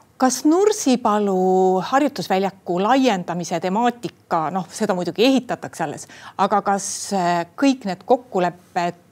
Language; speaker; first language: Estonian; native; Estonian